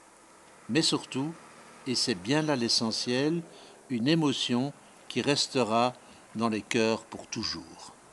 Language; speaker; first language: French; native; French